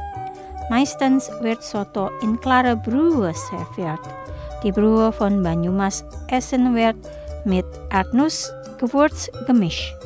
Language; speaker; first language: German; non-native, learner; Indonesian